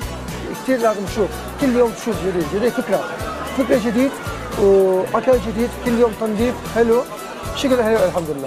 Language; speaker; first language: Arabic; non-native, learner; Turkish